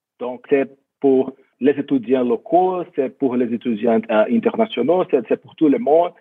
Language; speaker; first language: French; non-native, fluent; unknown